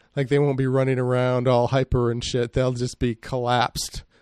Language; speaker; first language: English; native; English